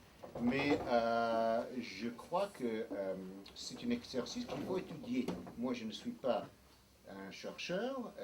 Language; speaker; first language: French; non-native, fluent; English